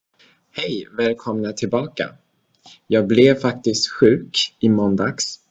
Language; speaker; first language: Swedish; non-native, fluent; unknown